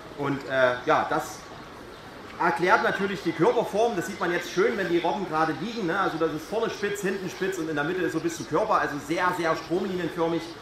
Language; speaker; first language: German; native; German